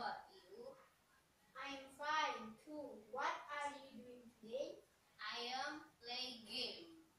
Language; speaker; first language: English; non-native, learner; Indonesian